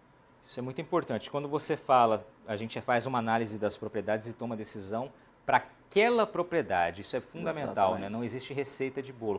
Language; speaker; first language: Portuguese; native; Portuguese